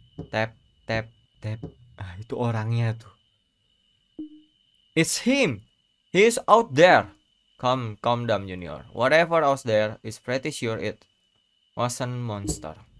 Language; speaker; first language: English; non-native, learner; Indonesian